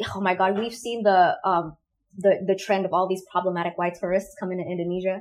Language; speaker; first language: English; non-native, fluent; Indonesian